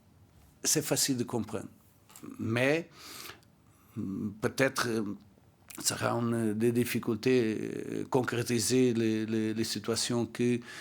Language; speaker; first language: French; non-native, learner; Portuguese